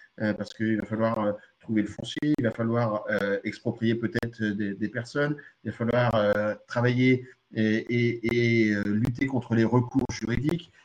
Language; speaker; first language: French; early bilingual, other home language; Arabic